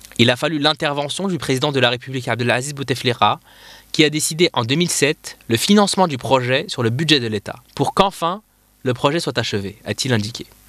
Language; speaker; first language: French; non-native, local second language; Arabic